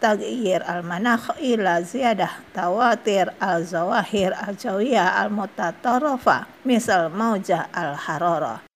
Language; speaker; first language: Arabic; non-native, fluent; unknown